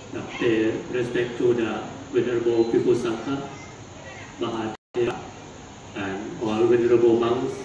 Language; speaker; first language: English; non-native, learner; Thai